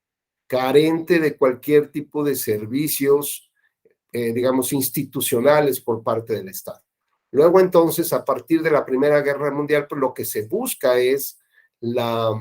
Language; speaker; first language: Spanish; native; Spanish